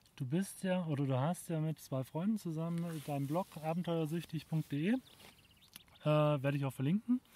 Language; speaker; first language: German; native; German